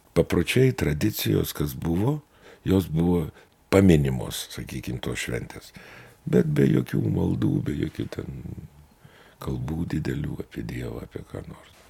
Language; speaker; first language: Lithuanian; native; Lithuanian